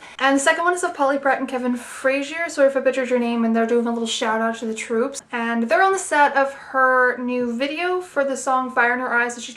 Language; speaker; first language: English; native; English